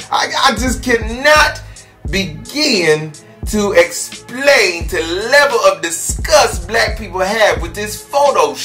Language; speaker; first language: English; native; English